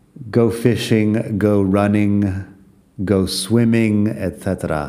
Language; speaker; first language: English; native; English